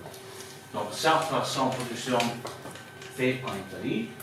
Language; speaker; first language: French; non-native, fluent; Italian